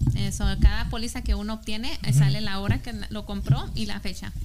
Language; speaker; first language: Spanish; early bilingual, heritage; Spanish